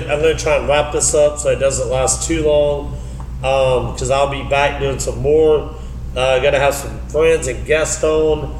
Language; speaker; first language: English; native; English